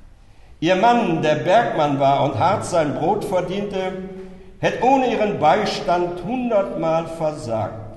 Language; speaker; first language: German; native; German